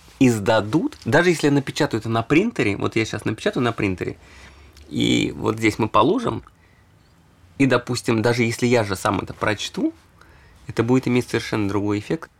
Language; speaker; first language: Russian; native; Russian